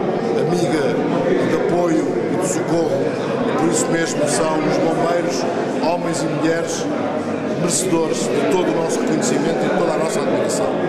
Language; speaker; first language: Portuguese; native; Portuguese